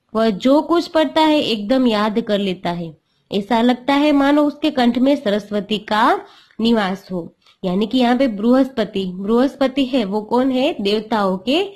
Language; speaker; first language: Hindi; non-native, local second language; Gujarati